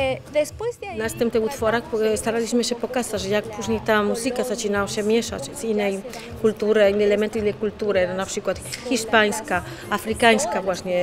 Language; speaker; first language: Polish; non-native, learner; Spanish